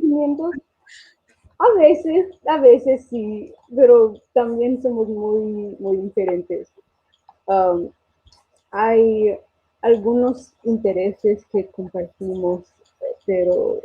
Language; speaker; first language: Spanish; non-native, fluent; English